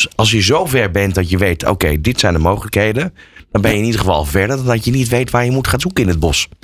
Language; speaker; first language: Dutch; native; Dutch